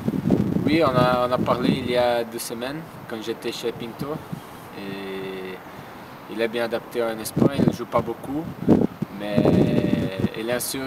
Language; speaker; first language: French; non-native, learner; Portuguese